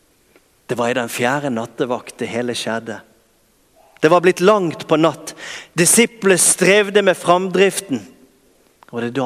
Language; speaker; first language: Norwegian; native; Norwegian